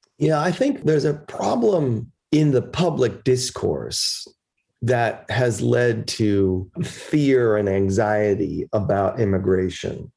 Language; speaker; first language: English; early bilingual, other home language; German